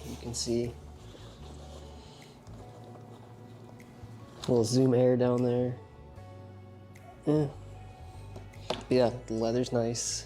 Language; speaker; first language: English; native; English